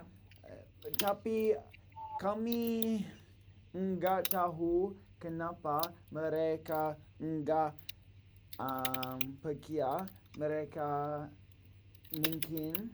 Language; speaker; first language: Indonesian; non-native, learner; English